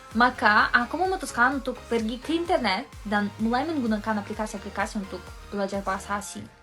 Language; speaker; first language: Indonesian; non-native, fluent; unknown